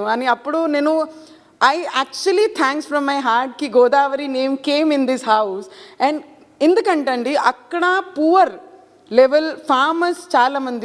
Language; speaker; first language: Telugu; non-native, learner; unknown